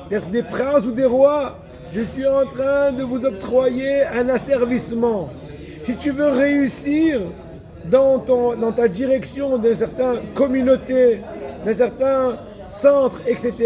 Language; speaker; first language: French; native; French